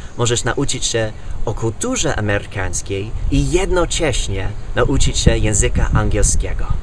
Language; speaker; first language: Polish; non-native, fluent; English